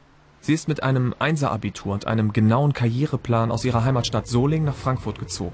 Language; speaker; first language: German; native; German